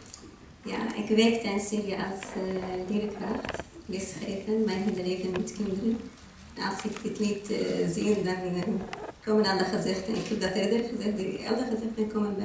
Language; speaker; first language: Dutch; non-native, learner; Arabic